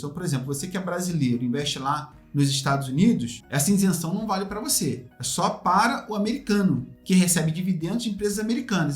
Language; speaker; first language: Portuguese; native; Portuguese